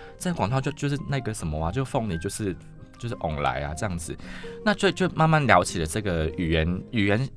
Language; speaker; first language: Chinese; non-native, local second language; Cantonese